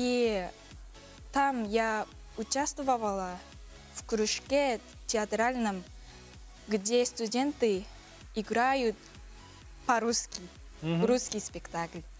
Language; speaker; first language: Russian; non-native, learner; Japanese